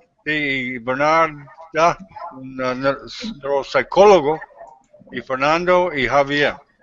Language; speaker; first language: Spanish; non-native, learner; English